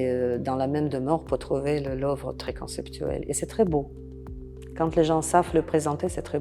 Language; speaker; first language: French; non-native, fluent; Russian